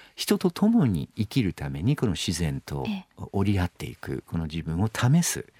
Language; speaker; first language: Japanese; non-native, fluent; English